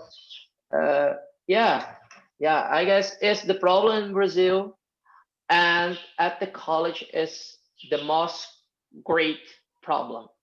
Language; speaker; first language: English; non-native, fluent; Portuguese